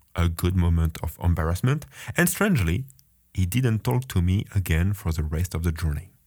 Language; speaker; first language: English; non-native, fluent; French